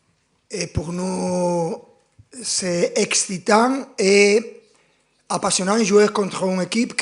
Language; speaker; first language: French; non-native, fluent; Spanish